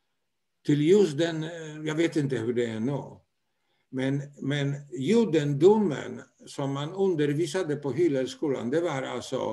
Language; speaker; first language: Swedish; non-native, fluent; Polish